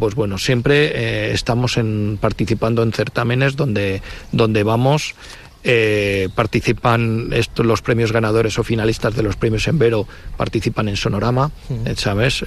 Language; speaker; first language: Spanish; native; Spanish